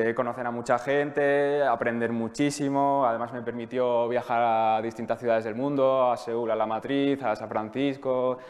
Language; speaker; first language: Spanish; native; Spanish